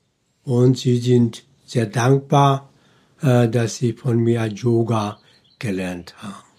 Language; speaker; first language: German; non-native, fluent; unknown